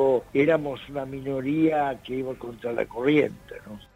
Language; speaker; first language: Spanish; native; Spanish